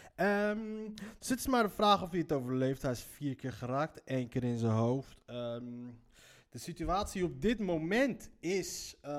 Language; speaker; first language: Dutch; early bilingual, other home language; Riffian